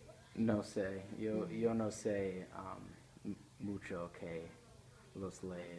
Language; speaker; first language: Spanish; non-native, learner; English